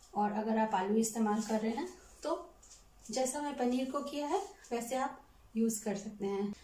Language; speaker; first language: Hindi; non-native, local second language; Telugu